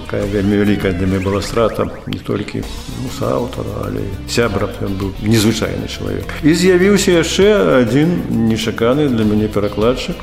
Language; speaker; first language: Belarusian; native; Belarusian